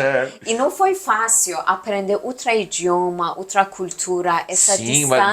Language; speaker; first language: Portuguese; non-native, fluent; Persian